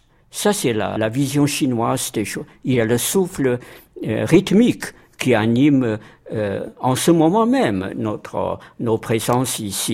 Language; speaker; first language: French; non-native, fluent; Chinese